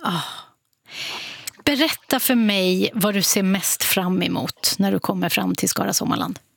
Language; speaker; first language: Swedish; native; Swedish